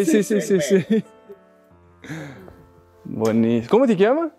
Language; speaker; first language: Italian; non-native, learner; Portuguese